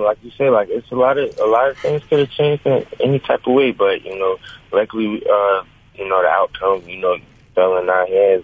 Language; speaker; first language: English; native; English